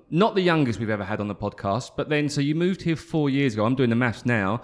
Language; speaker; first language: English; native; English